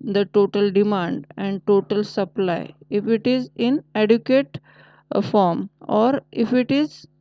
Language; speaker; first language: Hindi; non-native, local second language; Marathi